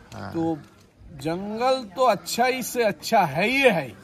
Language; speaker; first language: Hindi; non-native, local second language; Bangla